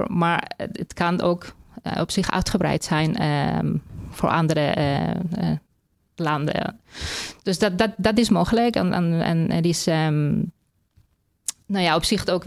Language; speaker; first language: Dutch; non-native, fluent; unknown